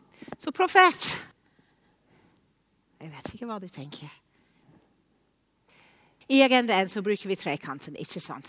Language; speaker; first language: Norwegian; non-native, fluent; English